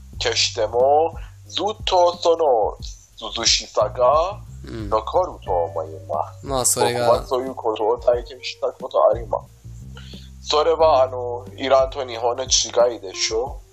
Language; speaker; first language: Japanese; non-native, fluent; Persian